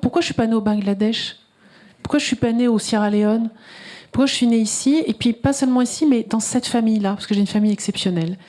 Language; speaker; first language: French; native; French